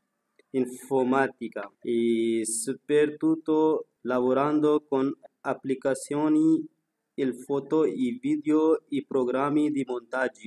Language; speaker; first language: Italian; non-native, learner; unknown